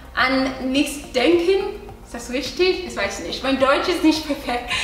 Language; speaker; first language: German; non-native, learner; English